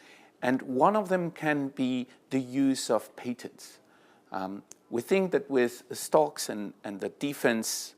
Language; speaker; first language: English; non-native, fluent; French